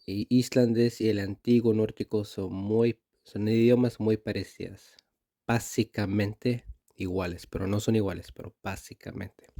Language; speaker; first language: Spanish; non-native, fluent; Icelandic